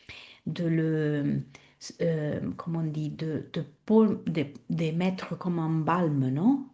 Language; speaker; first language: French; non-native, fluent; Italian